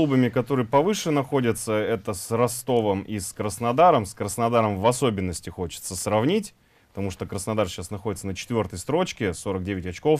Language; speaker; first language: Russian; native; Russian